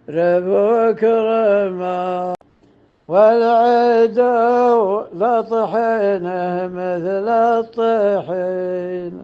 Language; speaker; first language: Arabic; native; Arabic